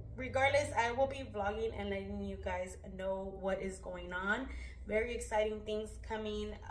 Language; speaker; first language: English; early bilingual, other home language; Spanish